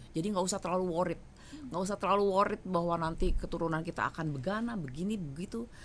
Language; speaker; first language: Indonesian; native; Indonesian